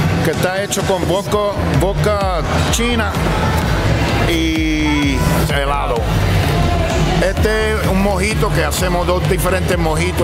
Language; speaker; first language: Spanish; early bilingual, heritage; Spanish